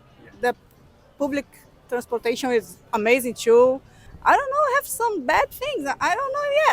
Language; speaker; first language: English; non-native, learner; Portuguese